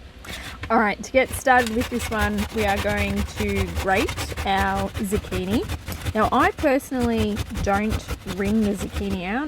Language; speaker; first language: English; native; English